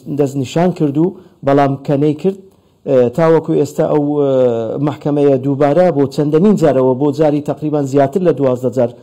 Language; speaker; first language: Central Kurdish; non-native, local second language; Turkish